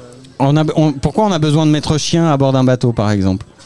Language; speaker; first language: French; native; French